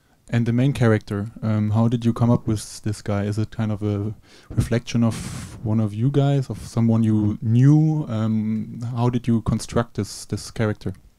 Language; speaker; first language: English; non-native, fluent; German